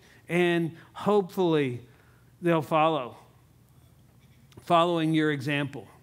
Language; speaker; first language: English; native; English